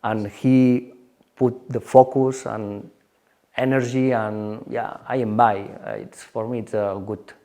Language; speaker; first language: English; non-native, learner; Spanish